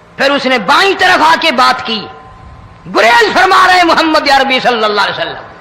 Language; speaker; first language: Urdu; non-native, local second language; Saraiki